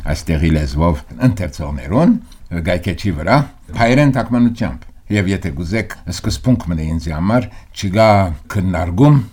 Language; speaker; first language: Armenian; early bilingual, heritage; Armenian